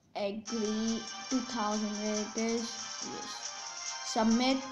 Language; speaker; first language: English; non-native, local second language; Hindi